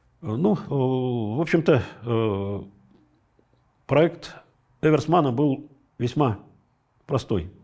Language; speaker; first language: Russian; native; Russian